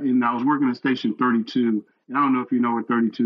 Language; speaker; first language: English; native; English